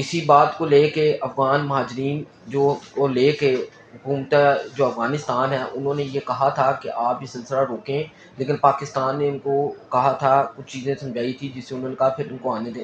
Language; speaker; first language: Urdu; non-native, local second language; Punjabi